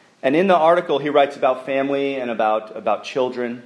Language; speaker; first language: English; native; English